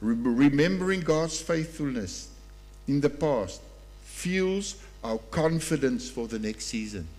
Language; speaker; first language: English; non-native, local second language; Afrikaans